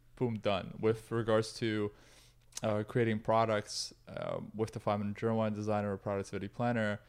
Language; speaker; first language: English; native; English